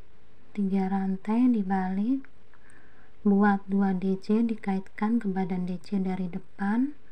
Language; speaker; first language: Indonesian; native; Indonesian